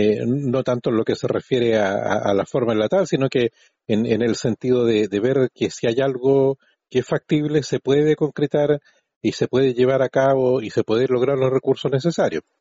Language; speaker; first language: Spanish; native; Spanish